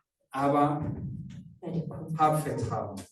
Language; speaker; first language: German; non-native, fluent; Rundi